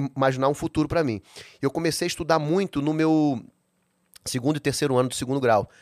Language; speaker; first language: Portuguese; native; Portuguese